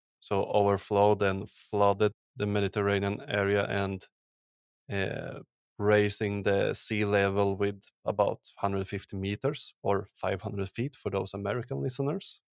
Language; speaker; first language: English; non-native, fluent; Swedish